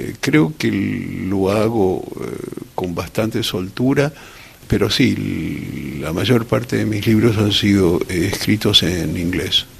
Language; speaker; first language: Spanish; early bilingual, other home language; English